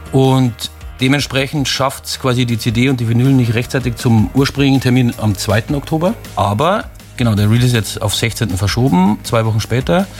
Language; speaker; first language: German; native; German